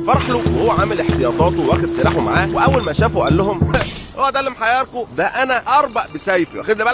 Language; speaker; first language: Arabic; native; Arabic